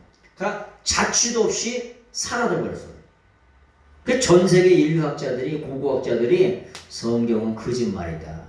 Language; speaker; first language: Korean; native; Korean